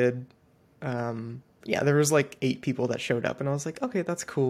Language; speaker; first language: English; native; English